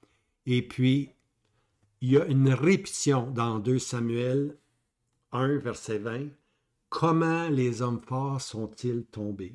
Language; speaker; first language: French; native; French